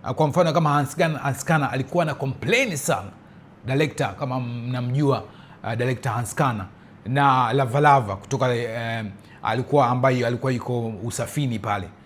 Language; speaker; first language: Swahili; early bilingual, heritage; Swahili